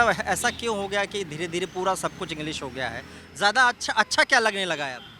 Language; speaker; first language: Hindi; native; Hindi